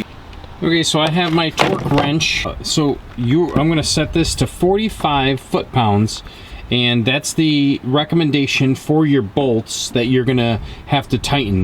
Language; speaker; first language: English; native; English